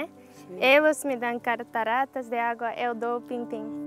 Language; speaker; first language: Portuguese; non-native, learner; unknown